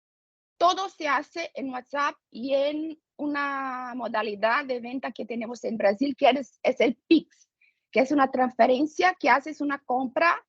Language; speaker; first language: Spanish; non-native, fluent; Portuguese